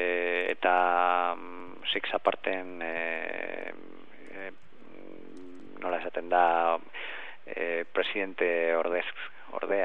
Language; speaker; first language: Basque; non-native, learner; Spanish